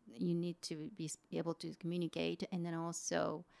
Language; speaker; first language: English; non-native, fluent; Japanese